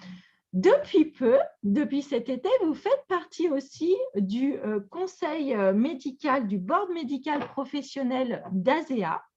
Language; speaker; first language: French; native; French